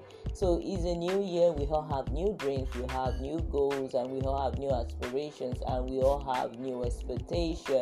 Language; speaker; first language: English; non-native, local second language; Yoruba